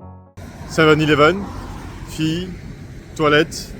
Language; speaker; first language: French; native; French